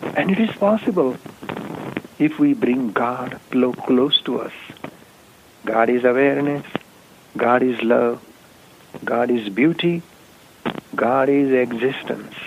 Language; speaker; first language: English; non-native, local second language; Marathi